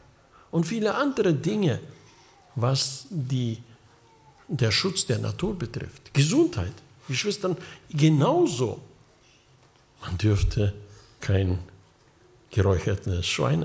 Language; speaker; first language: German; early bilingual, heritage; German